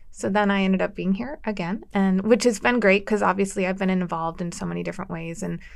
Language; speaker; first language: English; native; English